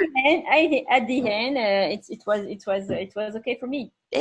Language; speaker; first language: English; non-native, learner; French